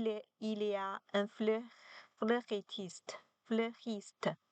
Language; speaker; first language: French; non-native, learner; Chinese